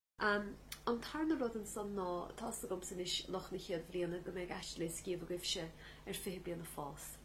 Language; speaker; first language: Irish; native; Irish